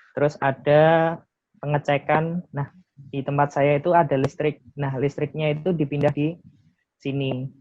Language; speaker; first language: Indonesian; native; Indonesian